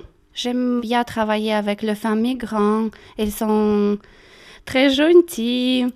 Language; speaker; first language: French; non-native, learner; Russian